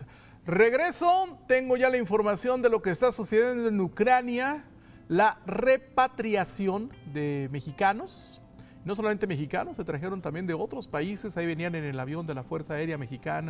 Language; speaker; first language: Spanish; native; Spanish